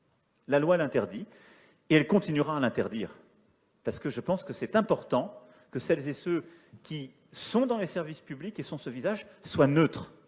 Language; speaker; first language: French; native; French